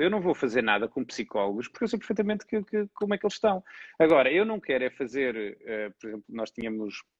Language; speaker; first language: Portuguese; native; Portuguese